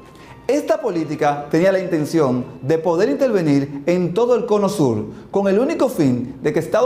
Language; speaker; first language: Spanish; native; Spanish